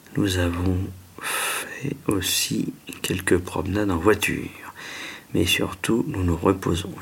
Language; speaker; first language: French; native; French